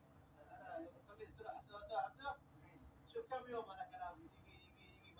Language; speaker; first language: Arabic; non-native, learner; Filipino